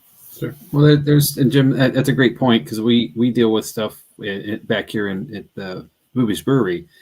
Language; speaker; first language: English; native; English